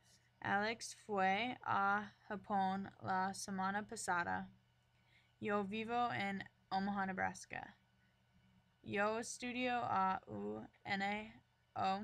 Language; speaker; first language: Spanish; non-native, learner; English